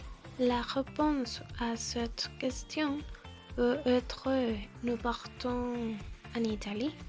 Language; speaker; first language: French; non-native, learner; Spanish